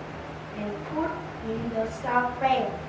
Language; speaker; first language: English; non-native, learner; Vietnamese